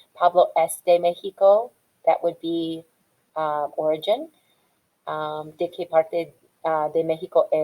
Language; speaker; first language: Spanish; non-native, fluent; English